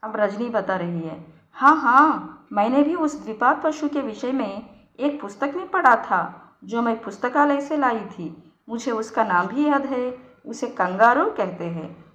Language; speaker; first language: Hindi; non-native, local second language; Telugu